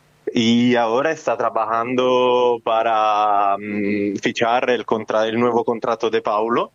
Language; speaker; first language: Spanish; non-native, fluent; Italian